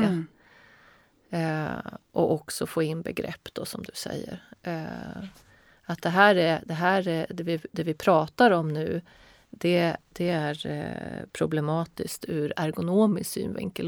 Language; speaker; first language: Swedish; native; Swedish